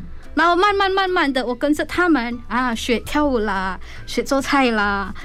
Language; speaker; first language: Chinese; non-native, fluent; Hakka Chinese